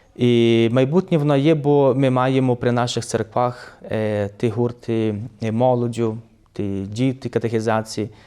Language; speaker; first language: Ukrainian; early bilingual, heritage; Ukrainian